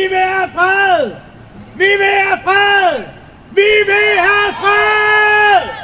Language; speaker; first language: Danish; native; Danish